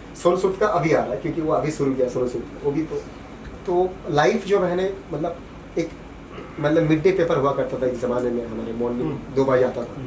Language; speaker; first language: Hindi; non-native, local second language; Bangla